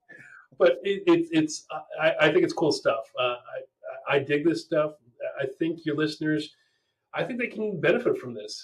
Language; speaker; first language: English; native; English